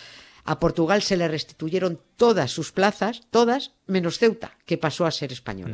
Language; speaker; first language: Spanish; native; Spanish